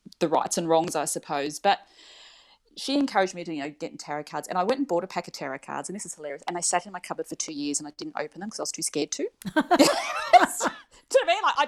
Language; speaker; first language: English; native; English